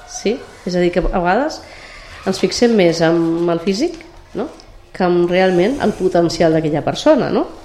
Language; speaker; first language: Catalan; native; Catalan